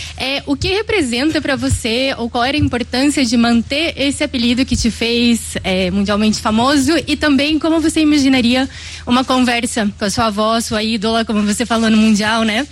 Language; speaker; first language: Portuguese; non-native, fluent; Spanish